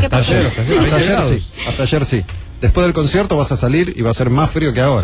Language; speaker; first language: Spanish; native; Spanish